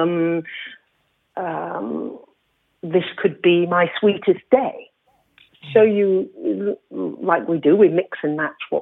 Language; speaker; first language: English; native; English